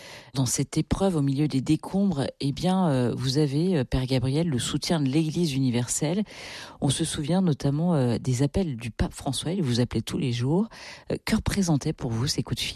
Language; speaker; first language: French; native; French